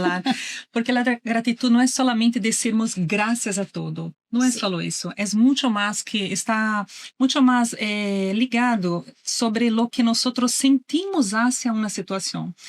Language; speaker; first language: Spanish; non-native, learner; Portuguese